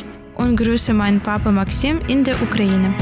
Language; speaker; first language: German; non-native, learner; Ukrainian